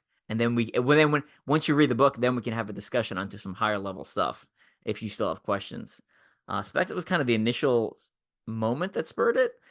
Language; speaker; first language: English; native; English